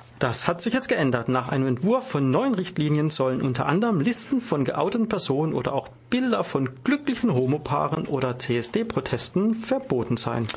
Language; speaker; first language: German; native; German